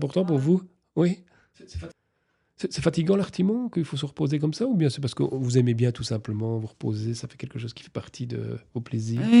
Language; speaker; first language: French; native; French